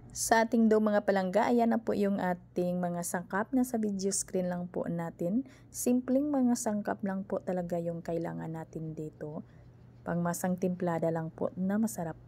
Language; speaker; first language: Filipino; non-native, local second language; Cebuano